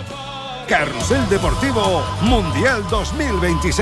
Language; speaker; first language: Spanish; native; Spanish